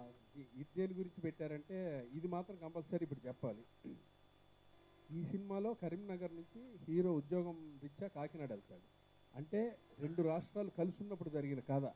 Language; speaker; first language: Telugu; native; Telugu